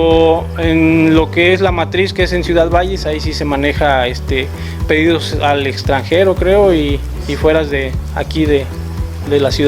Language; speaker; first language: Spanish; native; Spanish